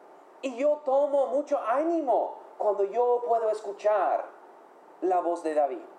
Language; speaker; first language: Spanish; non-native, fluent; English